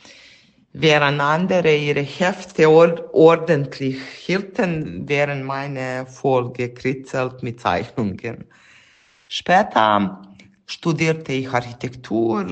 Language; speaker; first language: German; non-native, fluent; Serbian